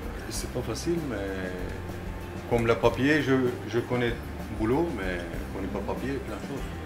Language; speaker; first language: French; non-native, learner; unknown